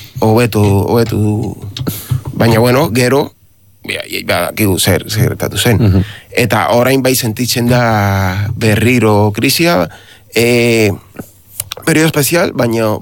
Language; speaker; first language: Basque; non-native, learner; Spanish